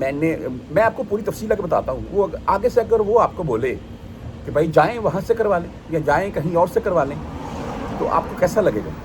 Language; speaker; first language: Urdu; non-native, local second language; Punjabi